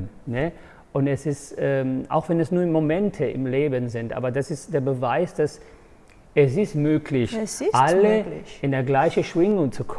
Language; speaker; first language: German; non-native, fluent; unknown